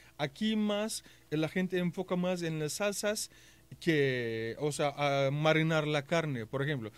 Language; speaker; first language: Spanish; non-native, fluent; Turkish